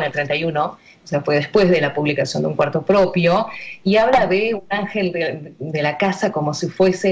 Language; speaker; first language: Spanish; native; Spanish